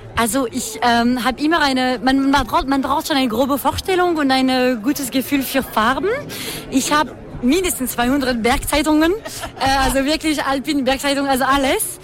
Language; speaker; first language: German; non-native, fluent; French